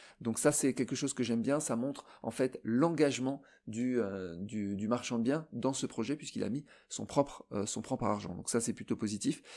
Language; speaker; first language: French; native; French